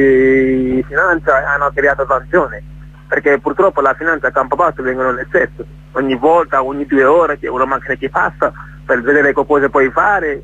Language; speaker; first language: Italian; non-native, fluent; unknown